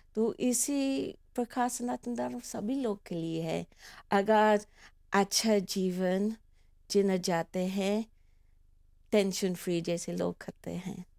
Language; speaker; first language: Hindi; non-native, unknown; English